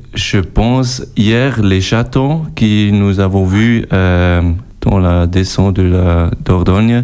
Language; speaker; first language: French; non-native, learner; German